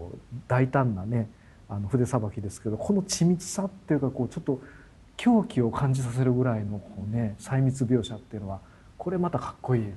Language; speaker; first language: Japanese; native; Japanese